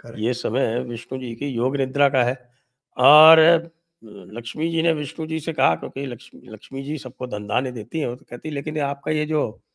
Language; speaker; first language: Hindi; native; Hindi